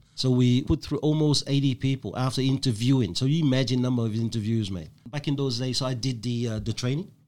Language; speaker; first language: English; non-native, fluent; French